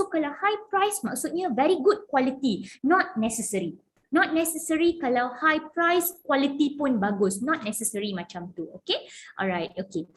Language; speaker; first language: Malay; non-native, local second language; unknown